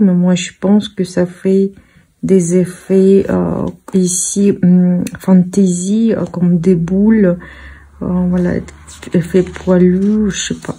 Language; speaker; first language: French; non-native, fluent; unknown